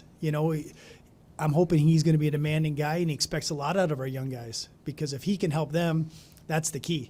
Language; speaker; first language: English; native; English